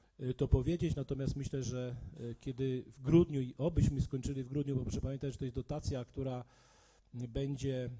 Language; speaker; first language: Polish; native; Polish